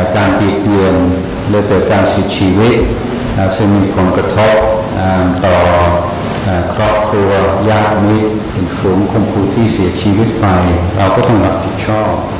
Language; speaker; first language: Thai; non-native, fluent; English